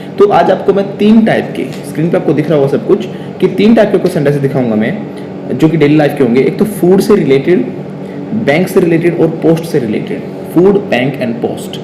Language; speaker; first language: Hindi; native; Hindi